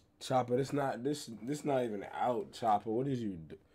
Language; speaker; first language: English; native; English